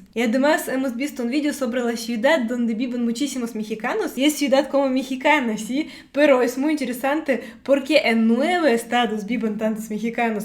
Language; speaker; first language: Spanish; non-native, fluent; Russian